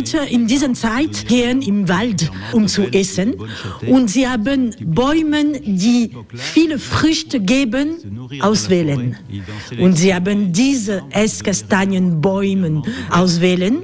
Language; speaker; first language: German; non-native, learner; French